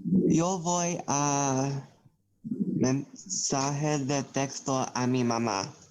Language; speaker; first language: Spanish; non-native, learner; English